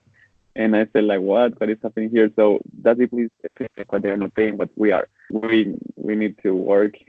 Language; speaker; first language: English; non-native, fluent; Spanish